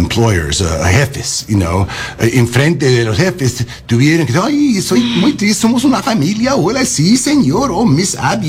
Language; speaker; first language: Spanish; non-native, learner; English